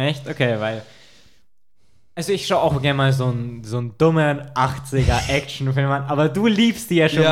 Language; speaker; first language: German; native; German